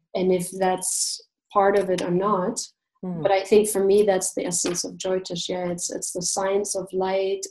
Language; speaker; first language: English; non-native, fluent; Russian